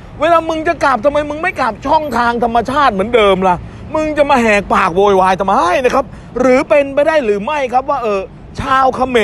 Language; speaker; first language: Thai; native; Thai